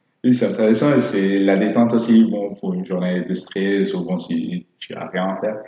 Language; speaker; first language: French; non-native, fluent; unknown